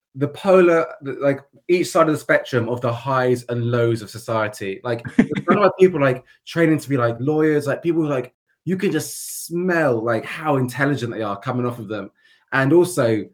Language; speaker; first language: English; native; English